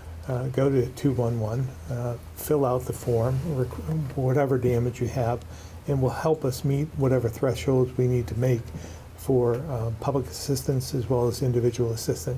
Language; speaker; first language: English; native; English